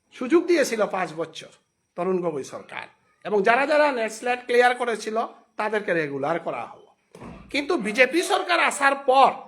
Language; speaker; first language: Bangla; non-native, local second language; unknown